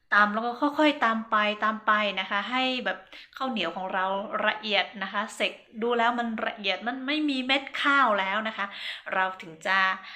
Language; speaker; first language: Thai; non-native, local second language; Hmong